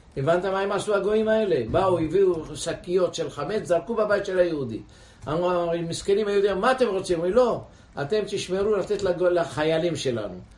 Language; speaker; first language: Hebrew; non-native, fluent; English